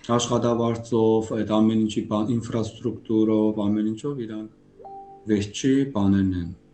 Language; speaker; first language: Armenian; early bilingual, heritage; Armenian